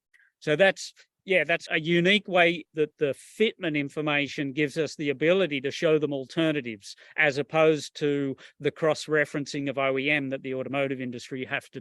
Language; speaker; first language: English; native; English